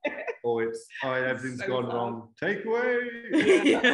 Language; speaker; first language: English; native; English